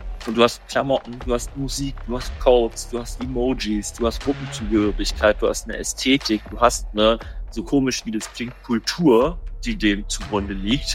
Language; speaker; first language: German; native; German